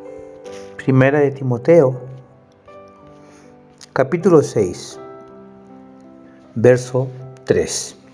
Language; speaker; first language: Spanish; native; Spanish